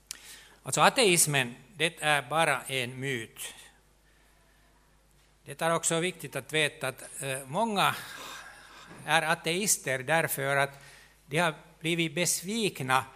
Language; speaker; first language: Swedish; non-native, local second language; Finnish